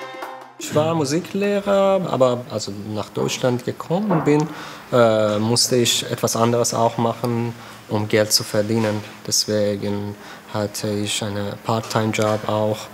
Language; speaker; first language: German; non-native, learner; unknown